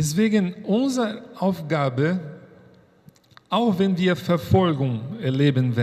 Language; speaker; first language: German; non-native, fluent; Portuguese